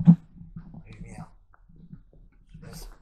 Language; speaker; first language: French; native; French